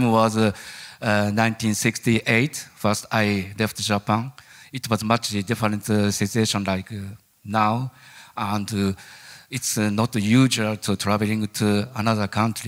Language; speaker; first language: English; non-native, learner; Japanese